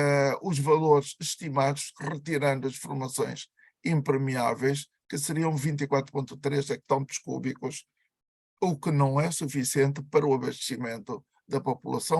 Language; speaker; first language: Portuguese; non-native, local second language; Kabuverdianu